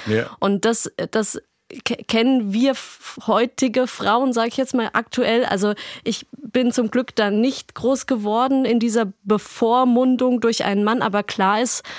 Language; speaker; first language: German; native; German